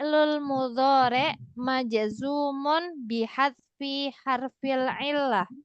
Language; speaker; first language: Arabic; non-native, fluent; Indonesian